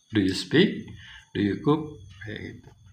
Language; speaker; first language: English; non-native, fluent; Indonesian